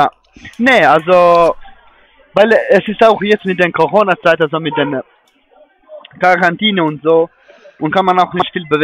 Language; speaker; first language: German; non-native, fluent; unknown